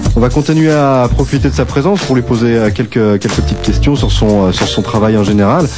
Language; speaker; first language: French; native; French